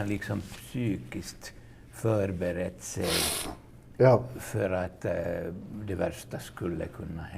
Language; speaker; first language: Swedish; non-native, local second language; Finnish